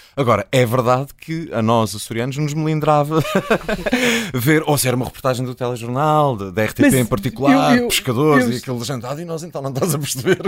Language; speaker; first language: Portuguese; native; Portuguese